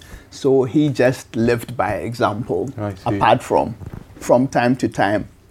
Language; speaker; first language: English; non-native, local second language; Akan